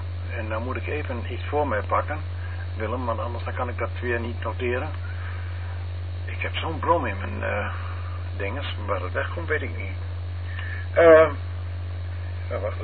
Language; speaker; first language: Dutch; native; Dutch